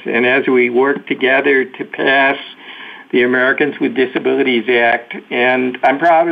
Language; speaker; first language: English; native; English